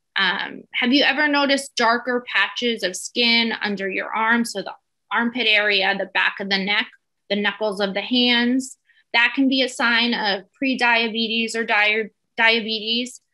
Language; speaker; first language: English; native; English